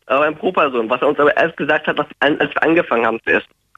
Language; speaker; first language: German; native; German